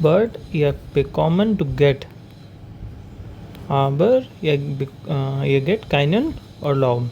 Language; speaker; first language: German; non-native, learner; Hindi